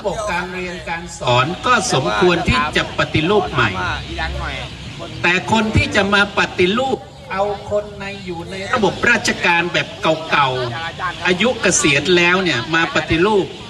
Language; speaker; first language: Thai; native; Thai